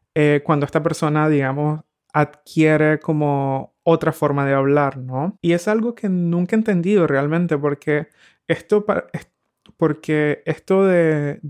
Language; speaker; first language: Spanish; native; Spanish